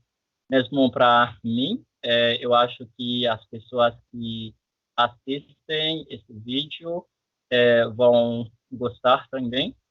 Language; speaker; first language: Portuguese; non-native, fluent; French